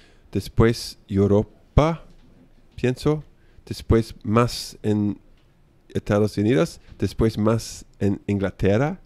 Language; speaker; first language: Spanish; non-native, learner; English